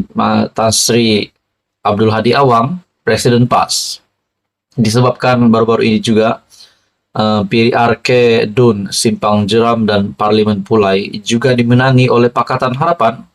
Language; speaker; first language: Malay; native; Malay